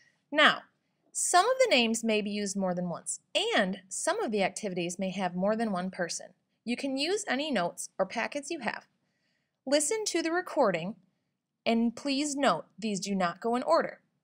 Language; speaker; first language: English; native; English